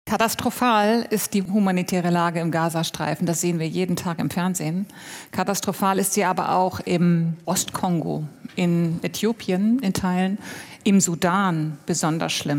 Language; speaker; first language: German; native; German